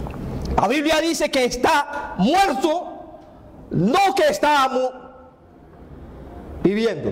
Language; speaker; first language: Spanish; native; Spanish